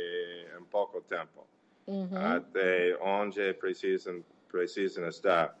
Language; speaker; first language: Portuguese; non-native, learner; English